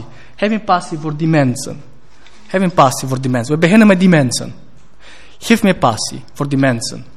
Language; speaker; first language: Dutch; non-native, fluent; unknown